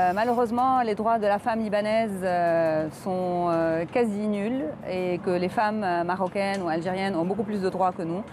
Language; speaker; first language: French; non-native, local second language; Arabic